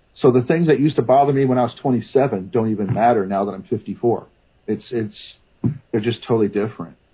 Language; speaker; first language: English; native; English